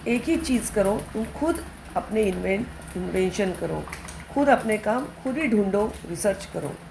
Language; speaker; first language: Hindi; non-native, local second language; Marathi